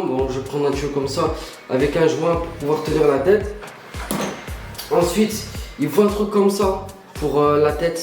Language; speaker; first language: French; native; French